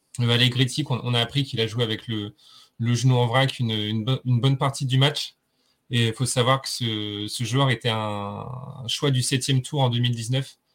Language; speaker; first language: French; native; French